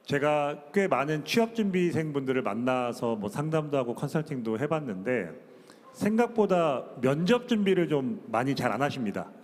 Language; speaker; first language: Korean; native; Korean